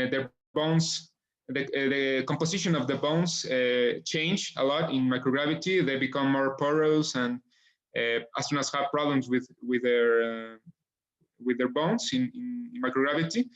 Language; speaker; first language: English; non-native, fluent; Spanish